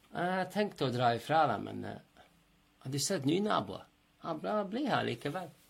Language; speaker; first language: Norwegian; non-native, fluent; English